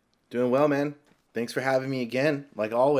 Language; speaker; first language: English; native; English